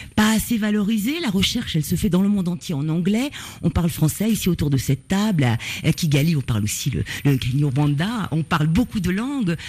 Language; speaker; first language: French; native; French